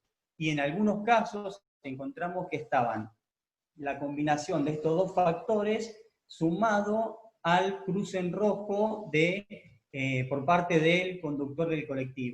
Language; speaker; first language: Spanish; native; Spanish